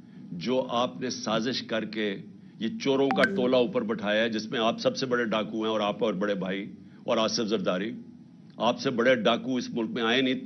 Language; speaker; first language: Urdu; native; Urdu